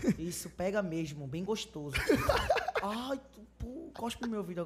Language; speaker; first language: Portuguese; native; Portuguese